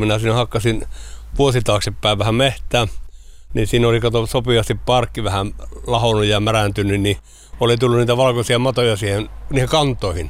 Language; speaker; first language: Finnish; native; Finnish